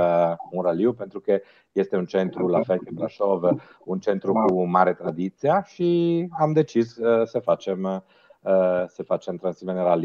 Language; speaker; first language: Romanian; non-native, fluent; Italian